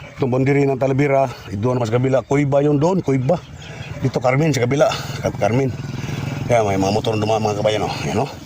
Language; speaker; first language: Filipino; non-native, local second language; Cebuano